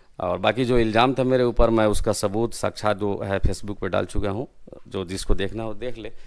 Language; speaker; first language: Hindi; native; Hindi